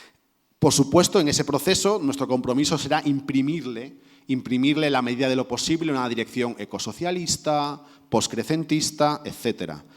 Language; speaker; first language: Spanish; native; Spanish